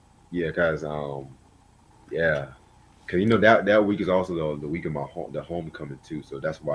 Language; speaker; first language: English; native; English